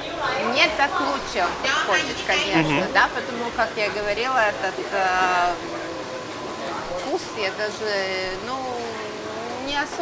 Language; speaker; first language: Russian; non-native, fluent; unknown